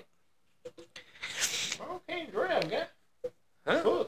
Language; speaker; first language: English; native; English